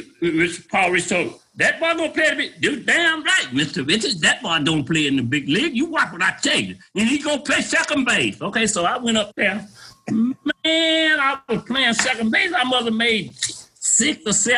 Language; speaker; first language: English; native; English